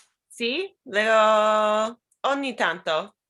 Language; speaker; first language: Italian; non-native, learner; English